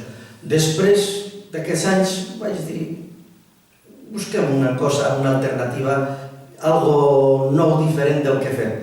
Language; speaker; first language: Catalan; non-native, local second language; Spanish